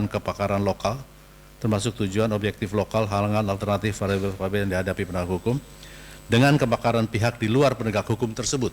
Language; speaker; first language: Indonesian; native; Indonesian